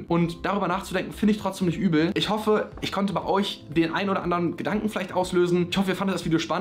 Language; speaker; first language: German; native; German